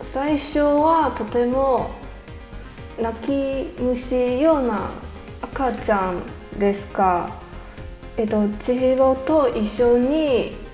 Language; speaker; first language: Japanese; non-native, learner; Chinese